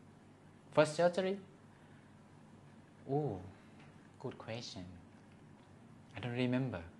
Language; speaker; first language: English; non-native, learner; Thai